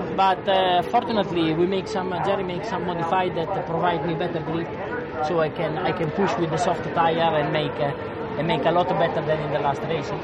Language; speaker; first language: English; non-native, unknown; Italian